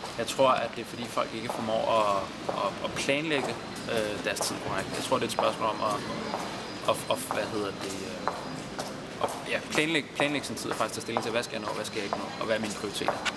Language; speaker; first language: Danish; native; Danish